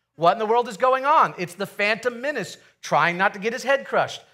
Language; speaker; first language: English; native; English